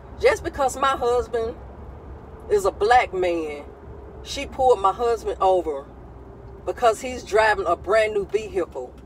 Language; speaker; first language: English; native; English